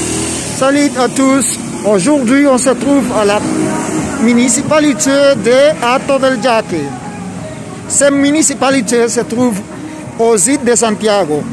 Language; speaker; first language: French; non-native, fluent; Spanish